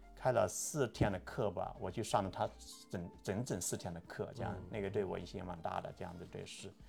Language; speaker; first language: Chinese; native; Chinese